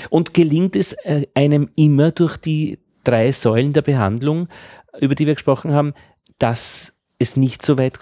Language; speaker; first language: German; native; German